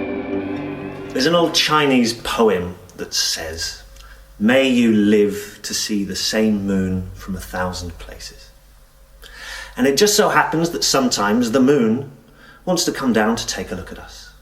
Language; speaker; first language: English; native; English